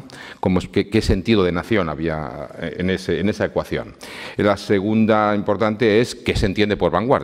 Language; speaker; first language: Spanish; native; Spanish